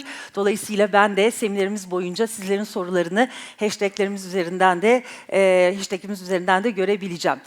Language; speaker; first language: Turkish; native; Turkish